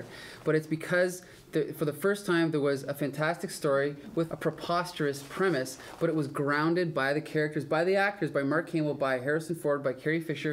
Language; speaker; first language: English; native; English